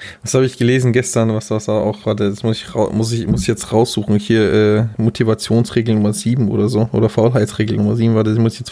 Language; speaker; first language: German; native; German